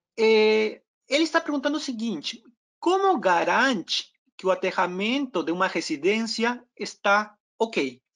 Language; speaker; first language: Portuguese; non-native, fluent; Spanish